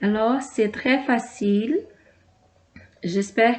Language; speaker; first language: French; non-native, fluent; Portuguese